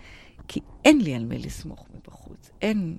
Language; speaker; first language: Hebrew; non-native, fluent; English